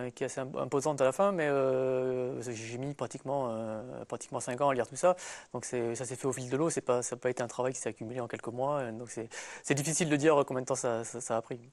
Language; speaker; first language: French; native; French